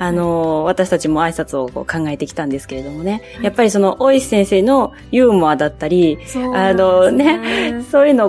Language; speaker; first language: Japanese; native; Japanese